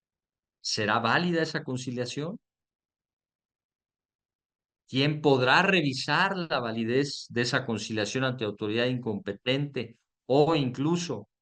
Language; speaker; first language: Spanish; native; Spanish